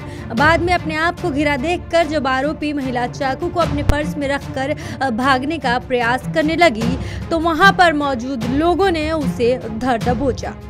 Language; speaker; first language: Hindi; native; Hindi